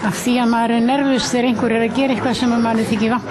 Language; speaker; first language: Icelandic; native; Icelandic